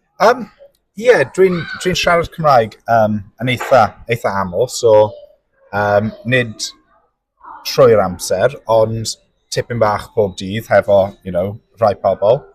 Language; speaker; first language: Welsh; non-native, local second language; English